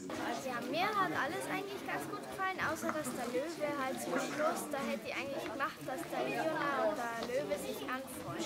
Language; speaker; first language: German; native; German